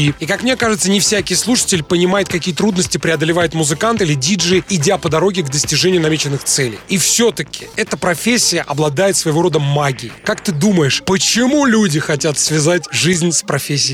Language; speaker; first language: Russian; native; Russian